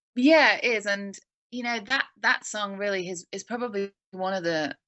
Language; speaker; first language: English; native; English